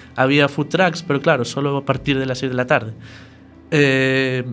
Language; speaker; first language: Spanish; native; Spanish